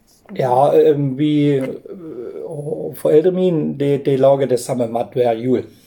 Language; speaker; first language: Norwegian; non-native, fluent; German